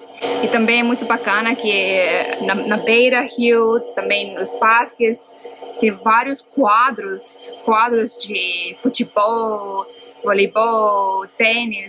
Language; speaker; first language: Portuguese; non-native, fluent; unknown